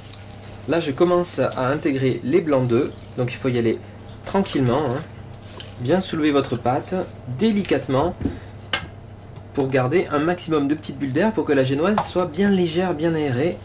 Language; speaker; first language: French; native; French